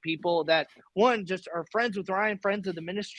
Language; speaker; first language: English; native; English